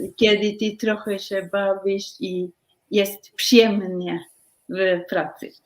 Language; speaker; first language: Polish; non-native, learner; Norwegian